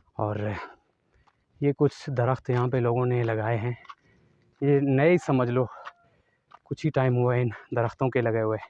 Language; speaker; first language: Urdu; non-native, local second language; Northern Hindko